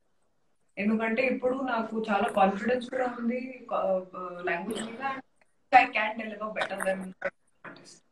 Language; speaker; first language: Telugu; non-native, fluent; Hindi